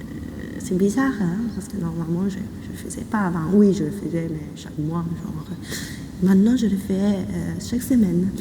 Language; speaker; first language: French; non-native, fluent; Italian